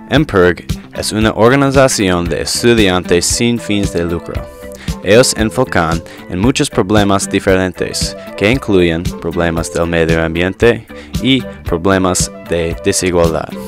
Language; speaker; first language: Spanish; non-native, learner; English